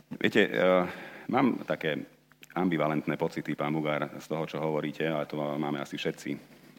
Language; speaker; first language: Slovak; non-native, local second language; Hungarian